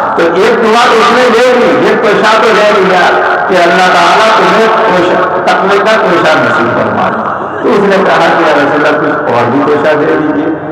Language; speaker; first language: Urdu; non-native, local second language; Gujarati